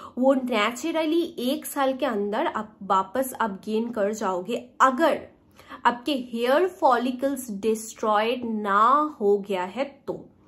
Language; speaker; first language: Hindi; native; Hindi